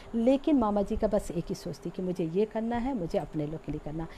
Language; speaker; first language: Hindi; native; Hindi